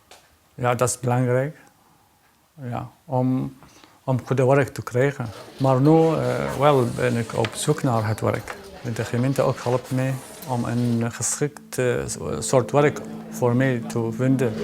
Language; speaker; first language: Dutch; non-native, learner; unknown